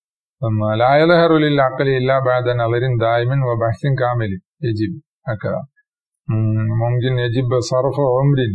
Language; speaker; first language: Arabic; non-native, fluent; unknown